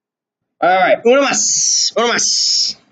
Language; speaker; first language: Spanish; non-native, learner; English